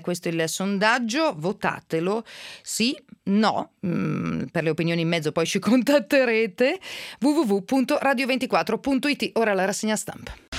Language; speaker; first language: Italian; native; Italian